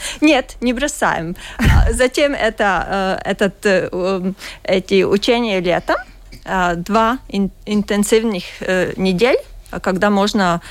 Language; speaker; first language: Russian; non-native, learner; Latvian